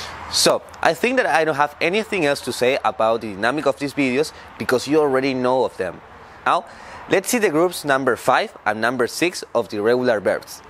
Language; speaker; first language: English; non-native, fluent; Spanish